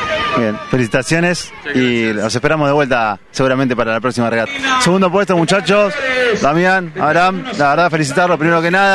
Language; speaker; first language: Spanish; native; Spanish